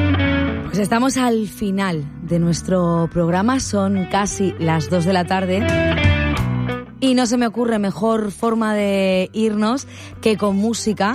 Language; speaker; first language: Spanish; native; Spanish